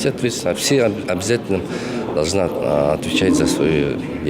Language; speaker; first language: Russian; non-native, local second language; Kyrgyz